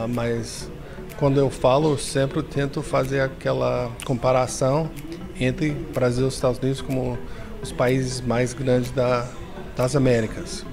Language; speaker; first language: Portuguese; non-native, fluent; English